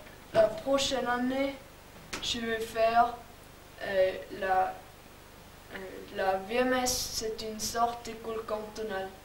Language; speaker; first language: French; non-native, learner; German